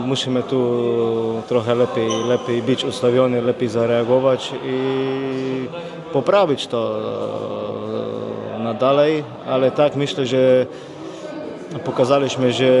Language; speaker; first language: Polish; non-native, fluent; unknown